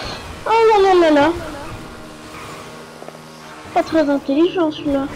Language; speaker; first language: French; native; French